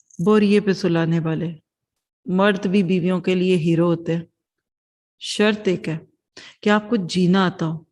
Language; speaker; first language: Urdu; non-native, local second language; Punjabi